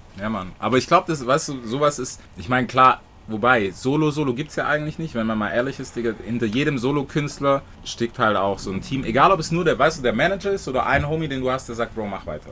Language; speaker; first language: German; native; German